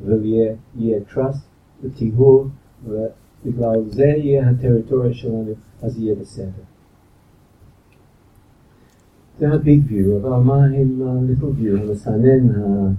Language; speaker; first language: Hebrew; non-native, fluent; English